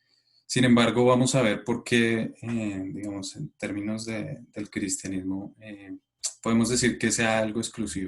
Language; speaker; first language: Spanish; native; Spanish